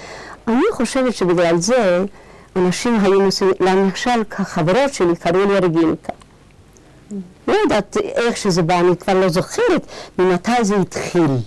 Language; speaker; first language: Hebrew; non-native, fluent; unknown